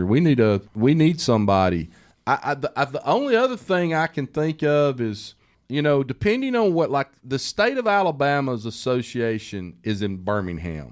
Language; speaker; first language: English; native; English